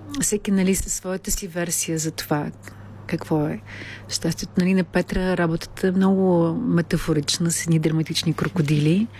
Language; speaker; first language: Bulgarian; native; Bulgarian